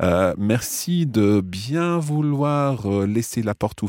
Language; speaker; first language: French; non-native, fluent; English